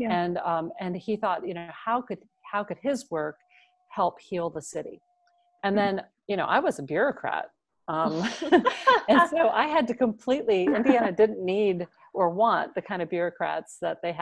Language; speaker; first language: English; native; English